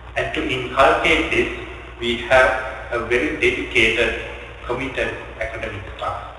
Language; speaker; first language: English; non-native, local second language; Sinhala